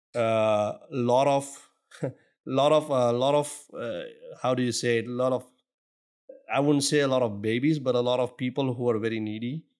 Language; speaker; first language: English; non-native, local second language; Gujarati